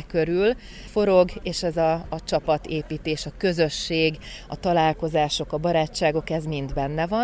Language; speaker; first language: Hungarian; native; Hungarian